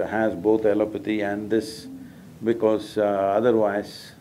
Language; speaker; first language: English; non-native, local second language; Kannada